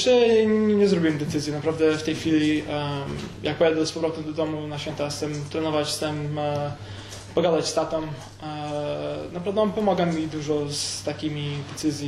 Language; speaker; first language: Polish; early bilingual, heritage; Polish